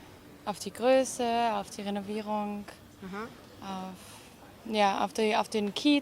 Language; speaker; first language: German; native; German